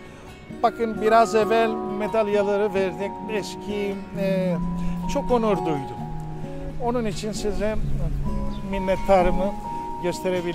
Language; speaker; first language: Turkish; non-native, local second language; Greek